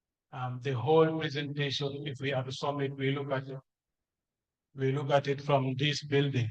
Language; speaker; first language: English; non-native, fluent; Indonesian